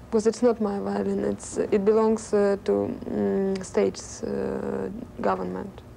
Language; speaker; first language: English; non-native, learner; Russian